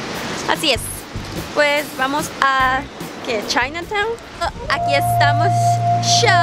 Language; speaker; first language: Spanish; native; Spanish